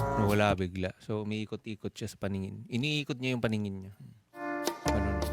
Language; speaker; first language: Filipino; native; Filipino